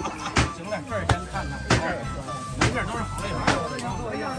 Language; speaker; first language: Chinese; native; Chinese